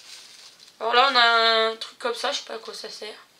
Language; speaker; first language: French; native; French